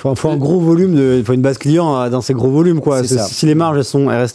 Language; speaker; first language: French; native; French